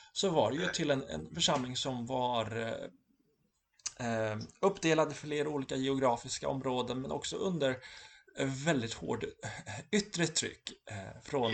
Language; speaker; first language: Swedish; native; Swedish